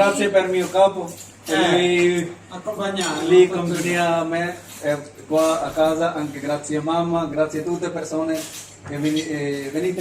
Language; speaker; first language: Italian; non-native, learner; Urdu